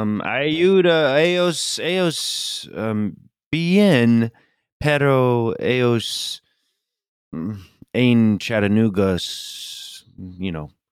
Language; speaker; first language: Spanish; non-native, learner; English